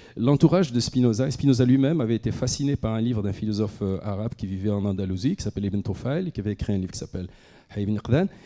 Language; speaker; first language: French; non-native, local second language; Arabic